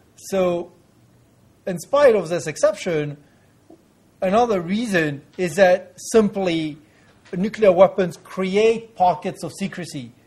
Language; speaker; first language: English; non-native, fluent; French